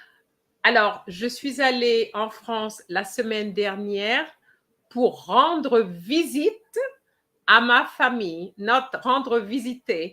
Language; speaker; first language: French; non-native, fluent; English